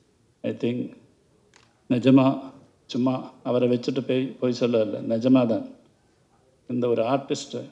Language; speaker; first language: Tamil; non-native, learner; Malayalam